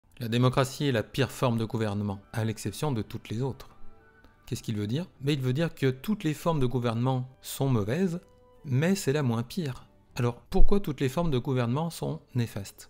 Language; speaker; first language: French; native; French